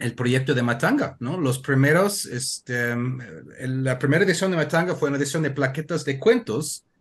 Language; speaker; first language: Spanish; non-native, fluent; English